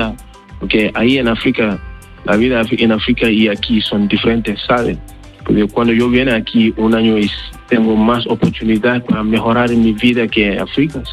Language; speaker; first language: Spanish; non-native, learner; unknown